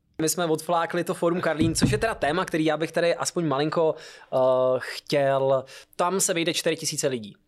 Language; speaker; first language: Czech; native; Czech